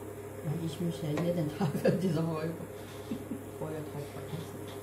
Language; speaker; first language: German; non-native, learner; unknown